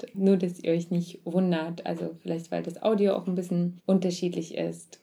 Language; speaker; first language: German; early bilingual, other home language; Russian